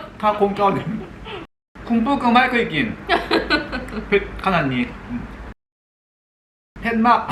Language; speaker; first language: Thai; non-native, learner; Korean